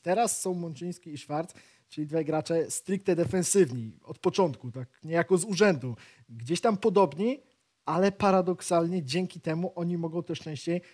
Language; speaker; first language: Polish; native; Polish